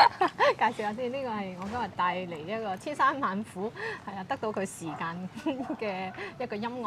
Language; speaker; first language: Cantonese; native; Cantonese